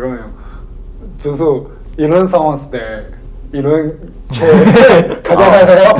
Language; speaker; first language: Korean; non-native, learner; Chinese